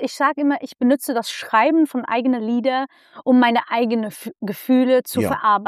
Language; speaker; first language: German; non-native, fluent; Dutch